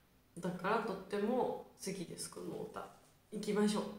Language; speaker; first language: Japanese; non-native, learner; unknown